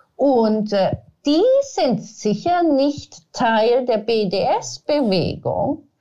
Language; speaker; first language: German; non-native, fluent; Italian